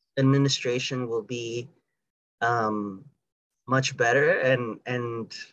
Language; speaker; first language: English; early bilingual, other home language; Spanish